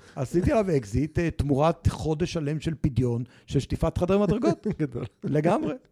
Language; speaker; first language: Hebrew; native; Hebrew